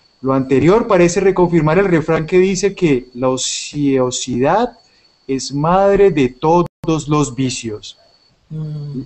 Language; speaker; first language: Spanish; native; Spanish